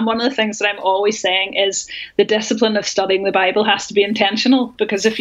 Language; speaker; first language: English; native; English